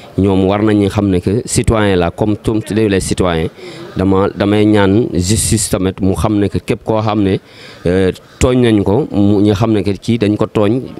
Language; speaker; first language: Wolof; non-native, local second language; Jola-Fonyi